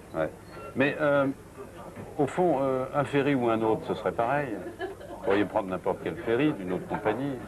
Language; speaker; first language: French; native; French